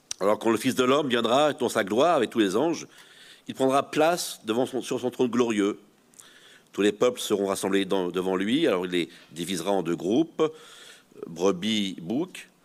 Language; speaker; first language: French; native; French